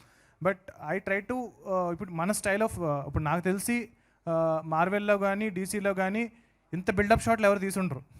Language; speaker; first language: Telugu; native; Telugu